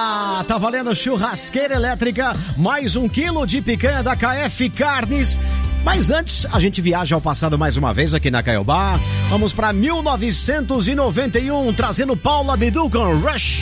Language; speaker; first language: Portuguese; native; Portuguese